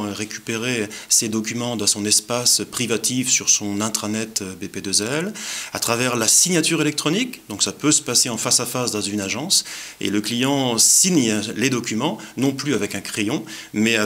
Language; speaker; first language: French; native; French